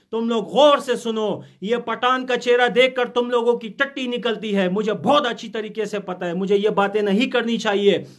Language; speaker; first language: Urdu; non-native, fluent; Pashto